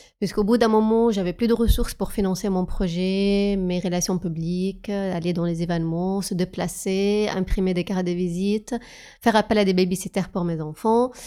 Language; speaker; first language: French; non-native, fluent; Arabic